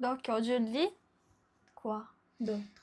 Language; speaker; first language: French; non-native, learner; Japanese